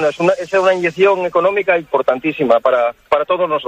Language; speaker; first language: Spanish; native; Spanish